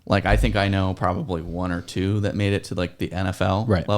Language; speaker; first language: English; native; English